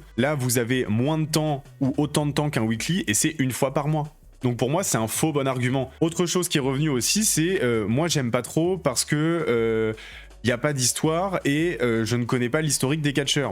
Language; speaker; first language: French; native; French